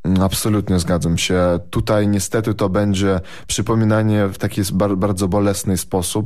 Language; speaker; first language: Polish; non-native, fluent; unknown